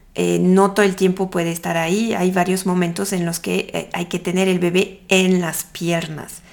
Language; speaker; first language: Spanish; non-native, fluent; French